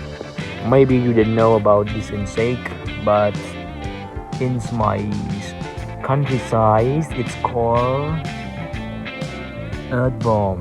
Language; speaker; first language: English; non-native, learner; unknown